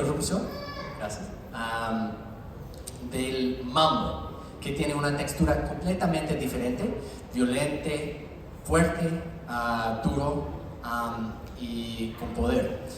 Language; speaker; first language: Spanish; non-native, learner; English